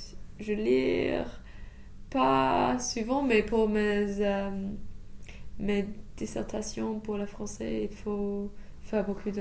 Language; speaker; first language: French; non-native, fluent; English